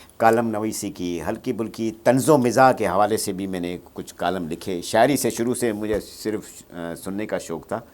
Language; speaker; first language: Urdu; non-native, local second language; Sindhi